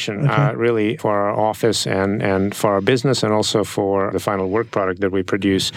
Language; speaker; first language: English; non-native, fluent; Russian